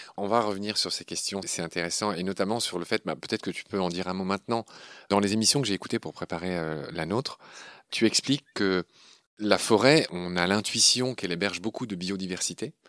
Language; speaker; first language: French; native; French